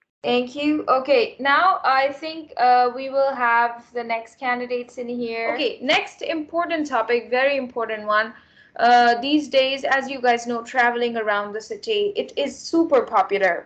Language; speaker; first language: English; non-native, fluent; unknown